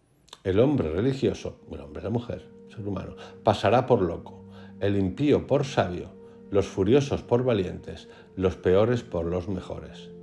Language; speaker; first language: Spanish; native; Spanish